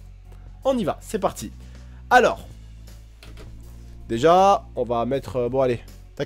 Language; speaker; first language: French; native; French